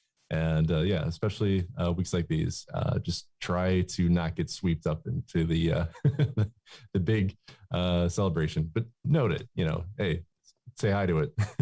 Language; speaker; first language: English; native; English